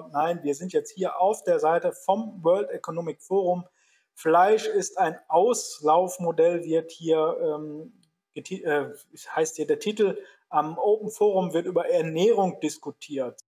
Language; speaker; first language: German; native; German